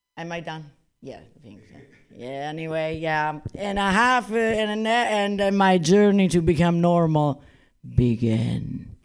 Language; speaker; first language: English; non-native, fluent; Italian